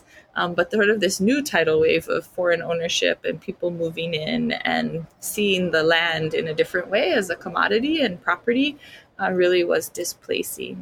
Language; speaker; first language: English; native; English